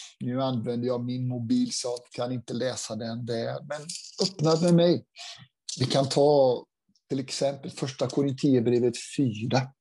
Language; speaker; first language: Swedish; non-native, fluent; Portuguese